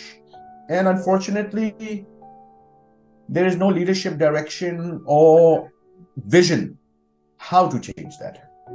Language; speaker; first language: English; non-native, local second language; Hindi